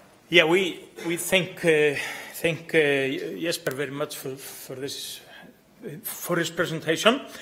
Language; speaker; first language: English; non-native, fluent; Icelandic